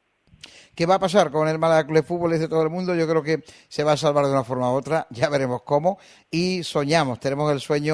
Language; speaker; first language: Spanish; native; Spanish